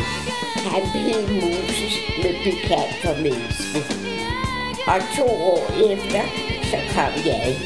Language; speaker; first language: Danish; early bilingual, other home language; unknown